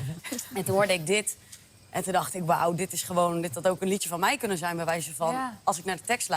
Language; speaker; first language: Dutch; native; Dutch